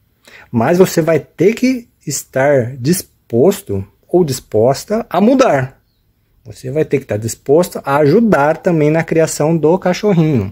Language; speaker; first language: Portuguese; native; Portuguese